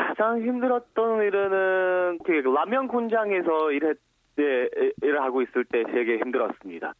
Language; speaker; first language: Korean; non-native, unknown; Mongolian